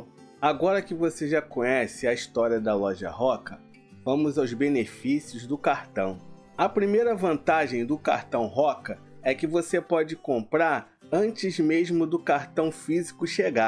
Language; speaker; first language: Portuguese; native; Portuguese